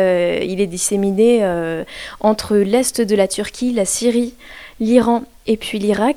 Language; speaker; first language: French; native; French